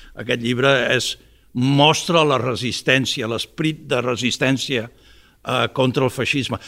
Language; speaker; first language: Catalan; early bilingual, heritage; Catalan